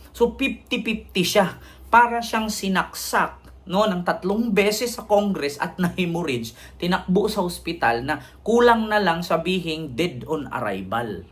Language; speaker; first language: Filipino; non-native, local second language; Cebuano